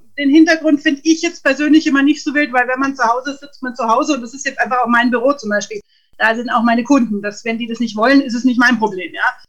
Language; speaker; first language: German; native; German